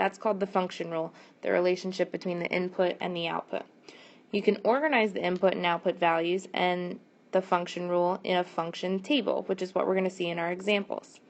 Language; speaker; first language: English; native; English